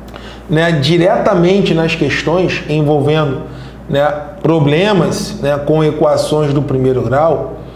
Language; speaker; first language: Portuguese; native; Portuguese